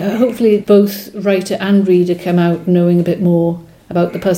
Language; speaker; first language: English; non-native, local second language; Welsh